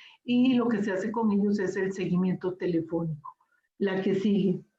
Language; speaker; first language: Spanish; native; Spanish